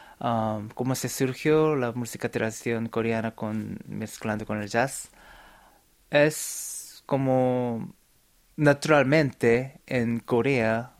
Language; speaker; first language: Spanish; non-native, fluent; Korean